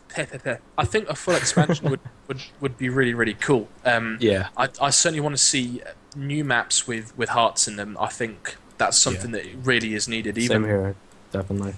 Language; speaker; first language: English; native; English